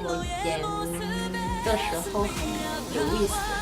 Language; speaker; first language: Chinese; non-native, learner; Korean